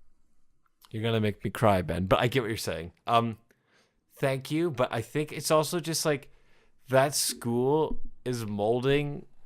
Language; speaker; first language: English; native; English